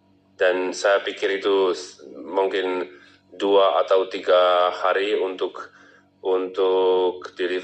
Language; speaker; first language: Indonesian; non-native, learner; Czech